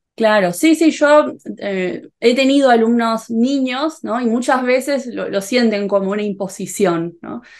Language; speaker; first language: Spanish; native; Spanish